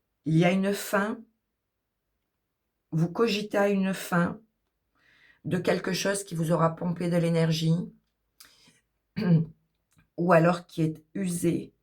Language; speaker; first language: French; native; French